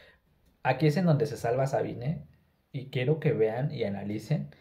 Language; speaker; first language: Spanish; native; Spanish